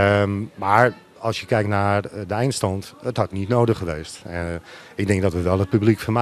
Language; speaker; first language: Dutch; native; Dutch